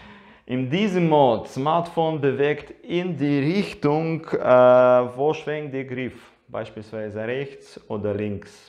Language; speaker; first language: German; non-native, learner; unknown